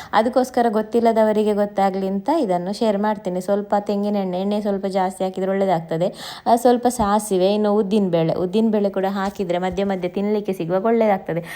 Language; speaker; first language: Kannada; native; Kannada